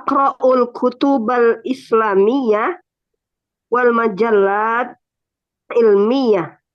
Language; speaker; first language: Arabic; non-native, learner; Indonesian